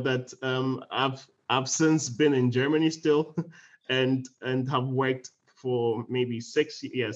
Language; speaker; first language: English; non-native, local second language; Akan